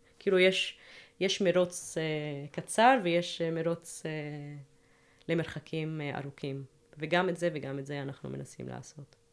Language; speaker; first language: Hebrew; non-native, local second language; Arabic